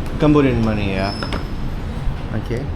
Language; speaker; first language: English; non-native, local second language; Urdu